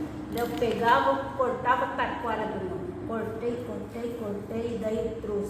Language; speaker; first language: Portuguese; non-native, local second language; Guarani